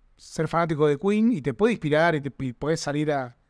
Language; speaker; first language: Spanish; native; Spanish